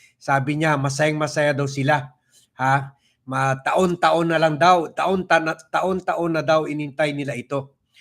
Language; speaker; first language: Filipino; native; Filipino